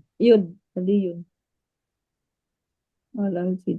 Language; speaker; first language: Arabic; non-native, learner; Indonesian